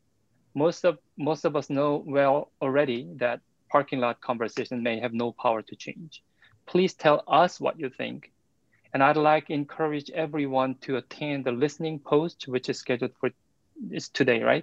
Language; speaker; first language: English; non-native, fluent; Korean